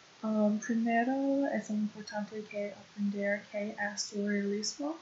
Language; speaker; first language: Spanish; non-native, learner; English